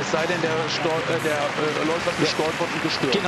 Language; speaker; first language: German; native; German